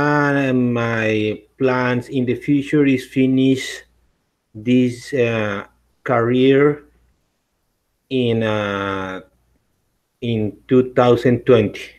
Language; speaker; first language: English; non-native, learner; Spanish